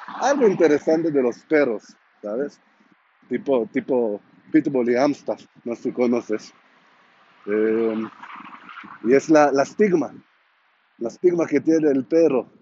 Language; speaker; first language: Spanish; non-native, learner; Hebrew